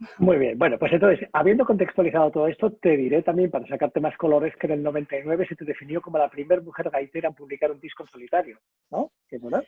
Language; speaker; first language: Spanish; native; Spanish